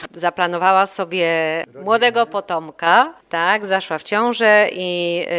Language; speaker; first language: Polish; native; Polish